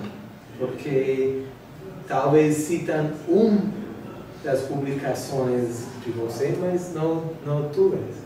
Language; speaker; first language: Portuguese; non-native, fluent; English